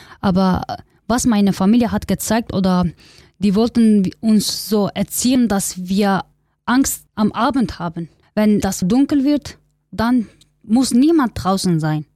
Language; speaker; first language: German; non-native, learner; Kurdish